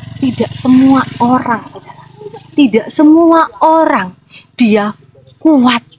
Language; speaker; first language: Indonesian; non-native, local second language; Madurese